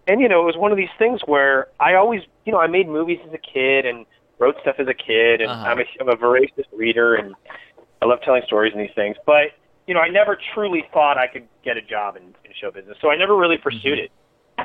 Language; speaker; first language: English; native; English